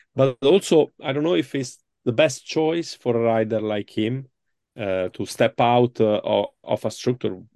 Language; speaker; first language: English; non-native, fluent; Italian